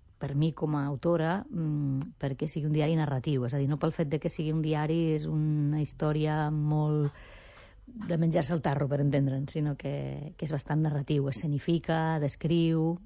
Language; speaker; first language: Catalan; non-native, local second language; Spanish